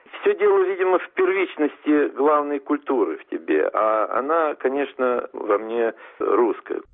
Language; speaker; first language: Russian; non-native, local second language; German